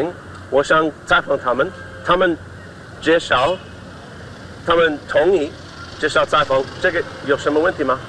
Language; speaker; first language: Chinese; non-native, fluent; English